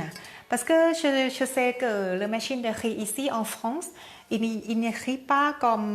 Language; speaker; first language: French; non-native, learner; Thai